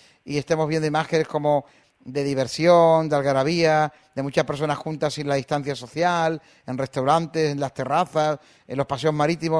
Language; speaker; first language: Spanish; native; Spanish